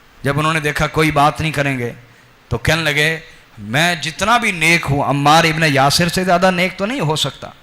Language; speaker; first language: Urdu; non-native, local second language; Punjabi